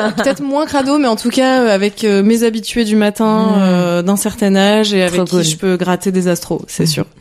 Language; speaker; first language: French; native; French